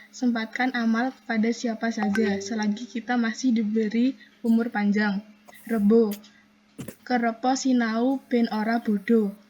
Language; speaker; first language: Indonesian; non-native, local second language; Javanese